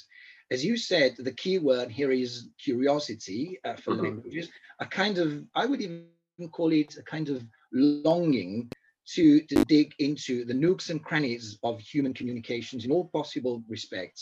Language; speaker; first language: English; non-native, fluent; Italian